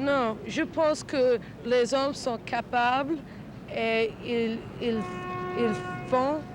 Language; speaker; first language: French; non-native, learner; English